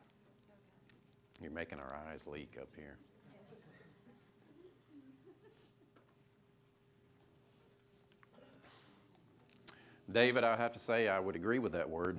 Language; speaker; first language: English; native; English